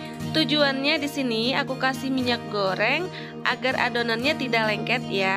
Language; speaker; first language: Indonesian; native; Indonesian